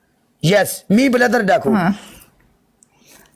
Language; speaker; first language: English; non-native, learner; Punjabi